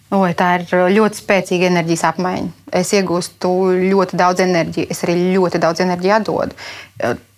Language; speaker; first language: Latvian; native; Latvian